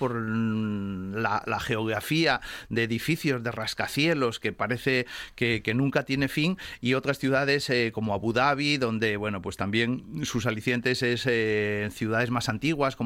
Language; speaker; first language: Spanish; native; Spanish